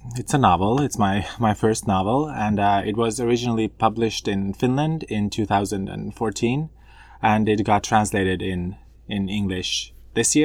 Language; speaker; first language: English; non-native, fluent; Finnish